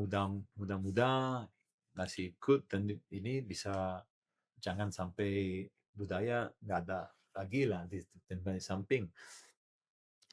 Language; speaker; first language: Indonesian; non-native, learner; Italian